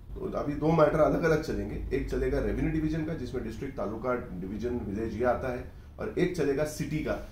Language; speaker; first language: Hindi; non-native, local second language; Urdu